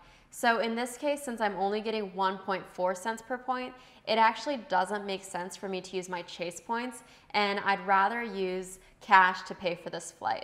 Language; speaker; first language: English; native; English